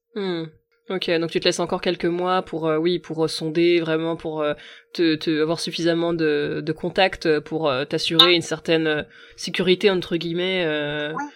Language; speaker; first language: French; native; French